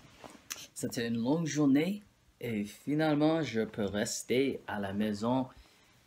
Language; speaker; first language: French; non-native, local second language; English